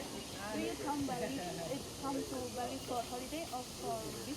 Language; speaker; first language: English; non-native, learner; Indonesian